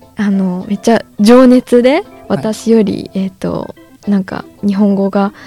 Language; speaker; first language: Japanese; non-native, fluent; Chinese